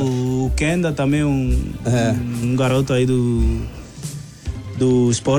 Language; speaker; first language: Portuguese; non-native, local second language; Spanish